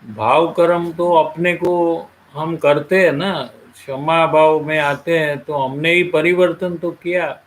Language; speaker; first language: Hindi; non-native, local second language; Gujarati